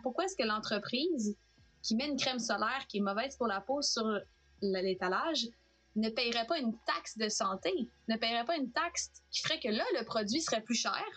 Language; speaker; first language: French; native; French